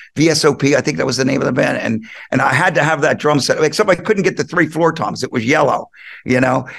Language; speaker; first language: English; native; English